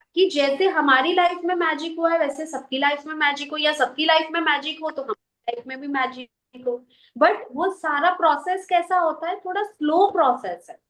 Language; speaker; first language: Hindi; native; Hindi